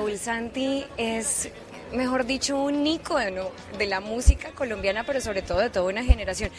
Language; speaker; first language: Spanish; native; Spanish